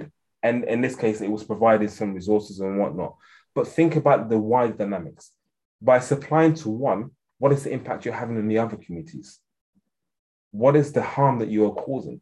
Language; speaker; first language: English; native; English